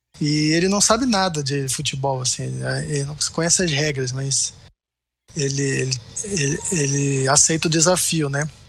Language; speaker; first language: Portuguese; native; Portuguese